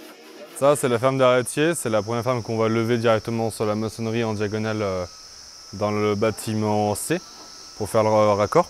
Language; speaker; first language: French; native; French